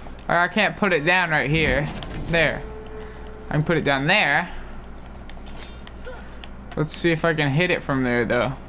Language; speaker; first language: English; native; English